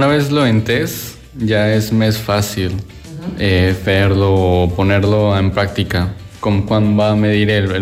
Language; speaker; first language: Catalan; non-native, learner; Spanish